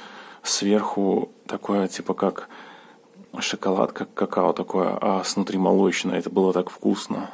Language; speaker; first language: Russian; native; Russian